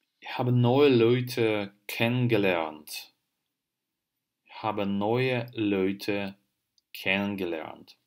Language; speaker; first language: German; non-native, fluent; Russian